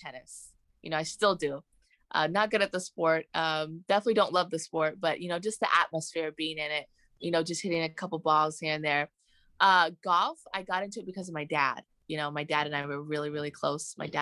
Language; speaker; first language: English; native; English